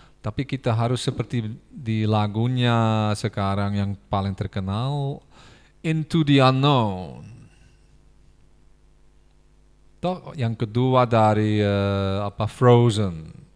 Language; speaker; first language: Indonesian; non-native, fluent; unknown